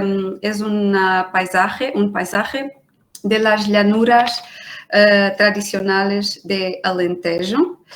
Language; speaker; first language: Spanish; non-native, fluent; Portuguese